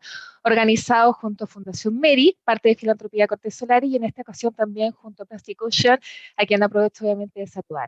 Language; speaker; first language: Spanish; native; Spanish